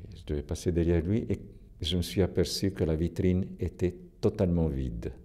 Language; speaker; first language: French; non-native, local second language; Italian